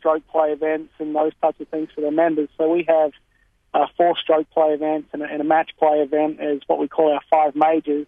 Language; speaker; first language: English; native; English